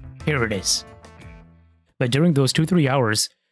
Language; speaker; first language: English; early bilingual, other home language; Hindi